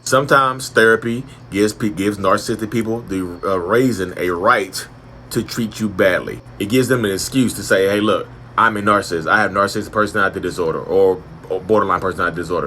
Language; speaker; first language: English; native; English